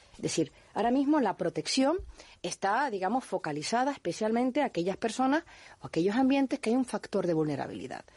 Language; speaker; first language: Spanish; native; Spanish